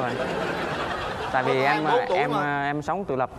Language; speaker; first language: Vietnamese; native; Vietnamese